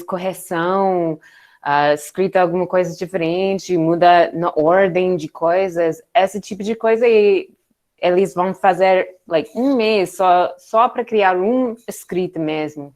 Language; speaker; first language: Portuguese; non-native, learner; English